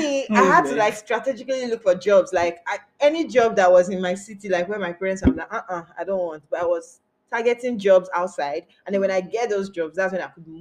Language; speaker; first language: English; non-native, local second language; Yoruba